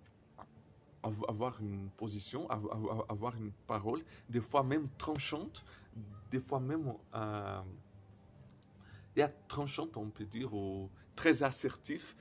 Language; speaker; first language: French; non-native, fluent; Portuguese